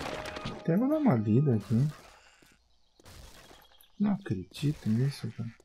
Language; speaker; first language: Portuguese; native; Portuguese